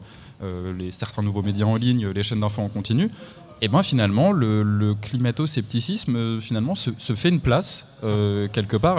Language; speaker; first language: French; native; French